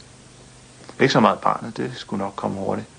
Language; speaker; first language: Danish; native; Danish